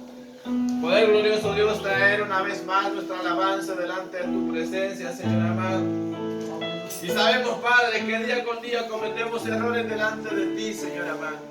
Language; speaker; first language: Spanish; native; Spanish